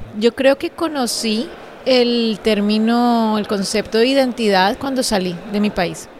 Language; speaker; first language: Spanish; native; Spanish